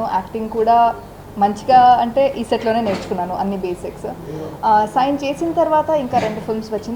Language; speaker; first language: Telugu; non-native, fluent; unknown